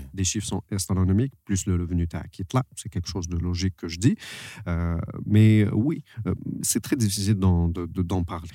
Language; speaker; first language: French; non-native, local second language; Arabic